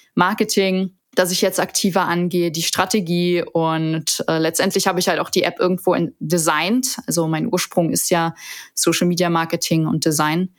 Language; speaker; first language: German; native; German